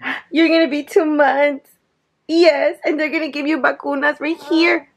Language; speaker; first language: English; early bilingual, other home language; Spanish